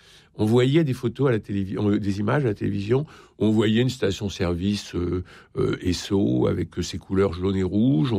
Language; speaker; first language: French; native; French